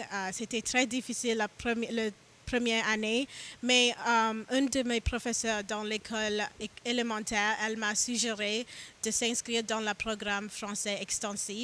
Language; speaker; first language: French; non-native, learner; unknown